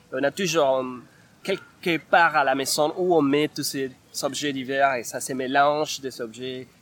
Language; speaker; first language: French; non-native, fluent; Spanish